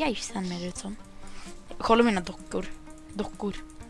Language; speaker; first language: Swedish; native; Swedish